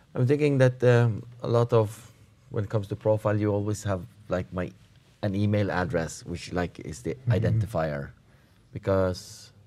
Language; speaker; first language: English; non-native, fluent; Norwegian